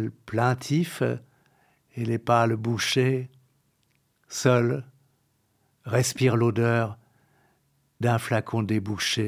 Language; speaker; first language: French; native; French